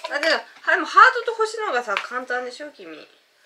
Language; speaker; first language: Japanese; native; Japanese